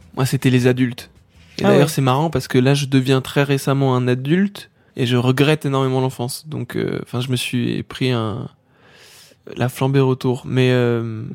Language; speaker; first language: French; native; French